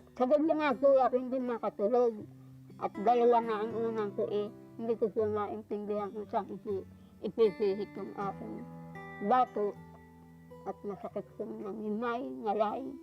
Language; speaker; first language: Filipino; native; Filipino